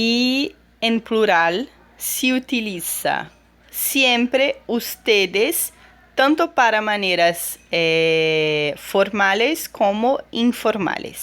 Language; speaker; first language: Spanish; non-native, fluent; Portuguese